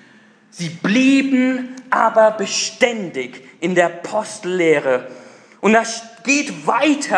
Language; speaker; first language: German; non-native, fluent; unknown